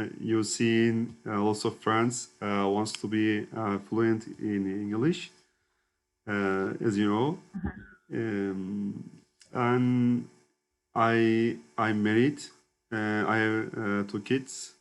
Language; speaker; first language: English; non-native, learner; Turkish